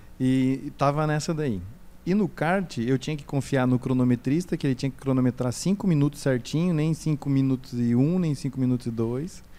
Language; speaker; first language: Portuguese; native; Portuguese